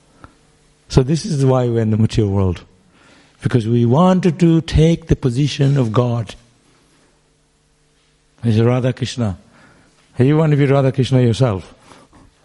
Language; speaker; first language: English; non-native, local second language; Bangla